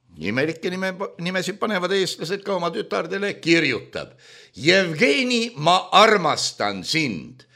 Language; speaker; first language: Estonian; native; Estonian